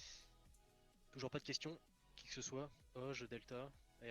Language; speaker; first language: French; native; French